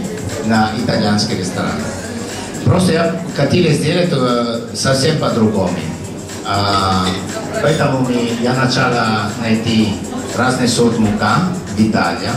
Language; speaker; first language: Russian; non-native, learner; Italian